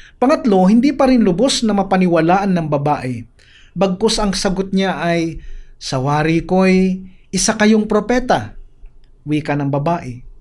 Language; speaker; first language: Filipino; native; Filipino